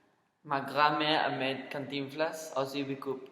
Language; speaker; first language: French; non-native, learner; Spanish